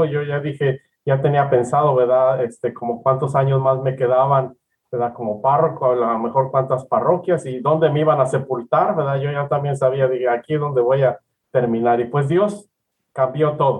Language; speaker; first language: Spanish; native; Spanish